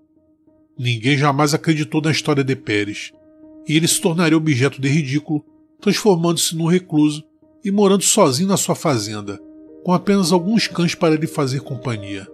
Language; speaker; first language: Portuguese; native; Portuguese